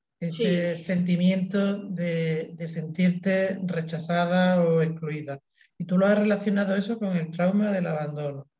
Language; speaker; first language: Spanish; native; Spanish